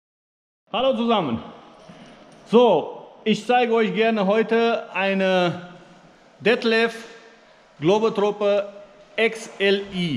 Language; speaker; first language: German; non-native, fluent; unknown